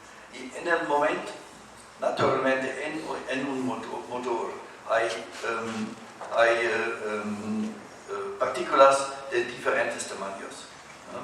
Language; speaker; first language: Spanish; non-native, fluent; German